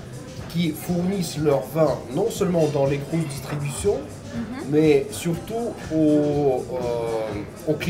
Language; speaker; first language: French; non-native, fluent; Russian